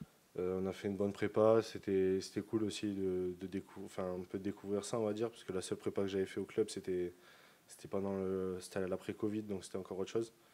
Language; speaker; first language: French; native; French